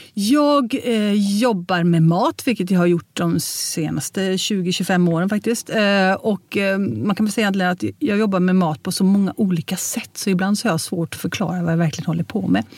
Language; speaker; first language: Swedish; early bilingual, heritage; Swedish